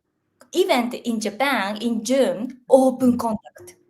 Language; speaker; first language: English; non-native, learner; Japanese